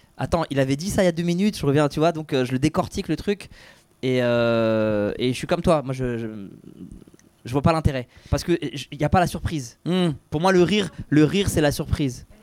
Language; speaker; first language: French; native; French